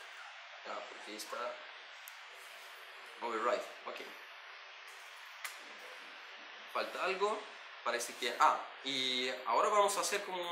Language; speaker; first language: Spanish; non-native, learner; Russian